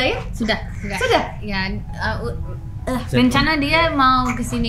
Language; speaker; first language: Indonesian; non-native, learner; English